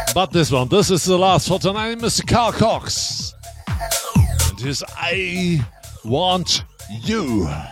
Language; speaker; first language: English; non-native, learner; German